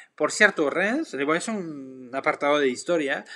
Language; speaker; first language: Spanish; non-native, fluent; French